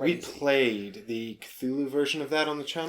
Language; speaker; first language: English; native; English